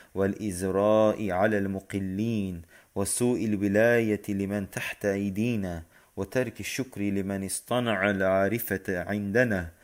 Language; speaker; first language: Arabic; non-native, fluent; Turkish